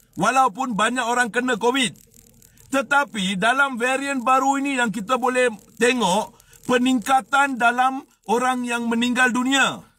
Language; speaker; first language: Malay; non-native, local second language; Tamil